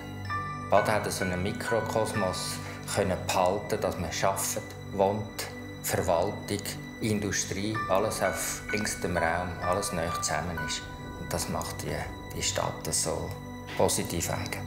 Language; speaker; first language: German; non-native, fluent; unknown